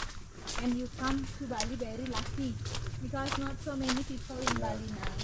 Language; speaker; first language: English; non-native, learner; Balinese